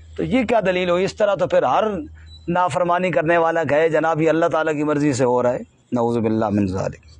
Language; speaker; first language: Urdu; non-native, local second language; Punjabi